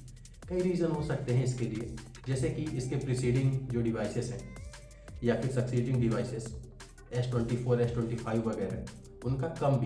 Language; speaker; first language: Hindi; native; Hindi